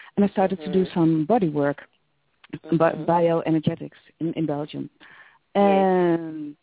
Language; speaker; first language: English; non-native, fluent; Dutch